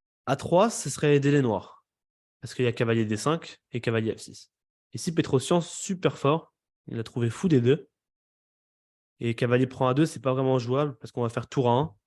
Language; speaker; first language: French; native; French